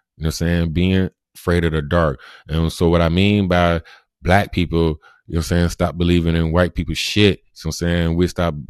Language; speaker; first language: English; native; English